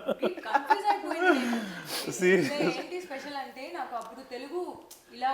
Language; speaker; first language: Telugu; non-native, learner; Tamil